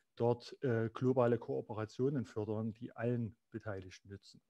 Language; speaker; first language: German; native; German